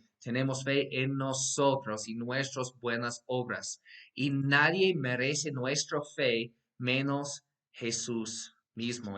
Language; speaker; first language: Spanish; non-native, fluent; English